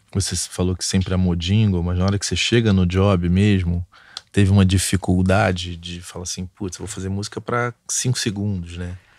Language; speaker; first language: Portuguese; native; Portuguese